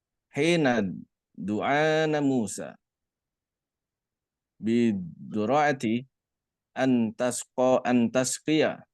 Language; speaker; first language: Arabic; non-native, learner; Indonesian